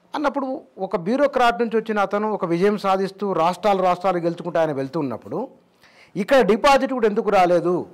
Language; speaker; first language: Telugu; native; Telugu